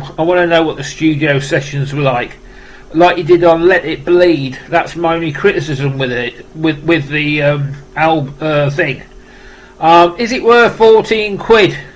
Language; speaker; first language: English; native; English